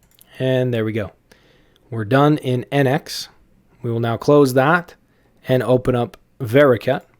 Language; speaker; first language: English; native; English